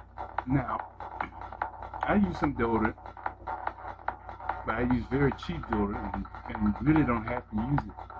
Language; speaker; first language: English; native; English